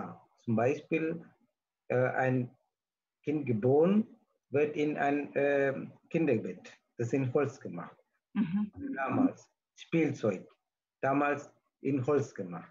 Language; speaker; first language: German; non-native, learner; Tamil